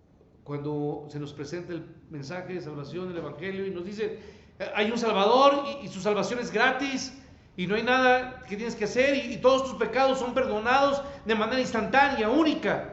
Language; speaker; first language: Spanish; native; Spanish